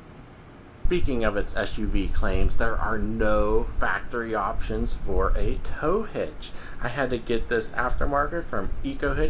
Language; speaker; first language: English; native; English